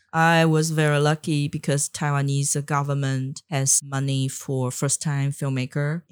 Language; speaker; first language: English; non-native, fluent; Chinese